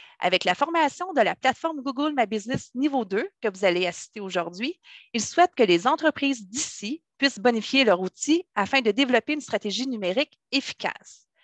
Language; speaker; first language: French; native; French